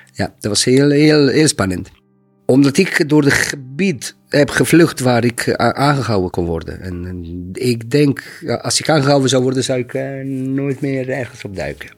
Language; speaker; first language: Dutch; non-native, fluent; Bosnian